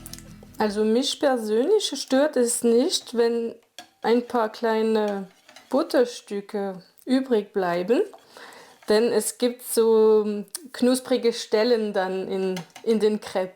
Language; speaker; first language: German; non-native, fluent; French